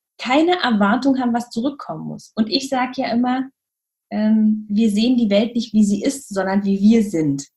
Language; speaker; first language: German; native; German